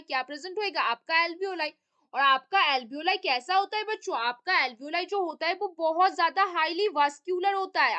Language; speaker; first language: Hindi; native; Hindi